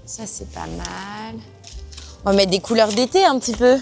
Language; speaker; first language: French; native; French